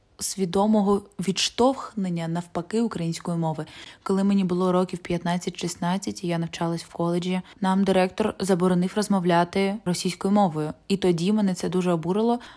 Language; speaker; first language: Ukrainian; non-native, local second language; Russian